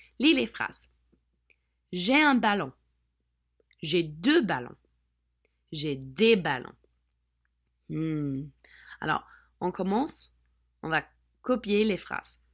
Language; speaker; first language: French; non-native, fluent; English